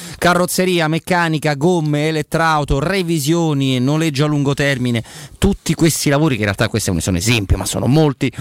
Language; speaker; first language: Italian; native; Italian